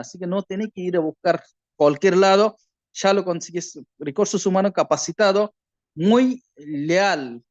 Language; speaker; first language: Spanish; non-native, learner; Bangla